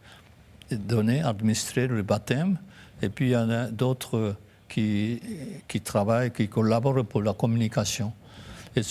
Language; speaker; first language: French; non-native, fluent; Japanese